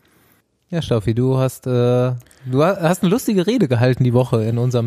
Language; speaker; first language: German; native; German